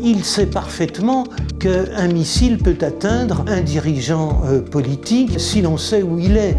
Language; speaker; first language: French; native; French